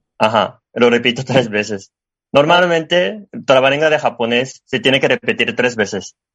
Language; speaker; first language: Spanish; non-native, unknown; Japanese